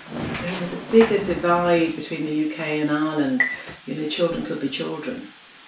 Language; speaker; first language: English; native; English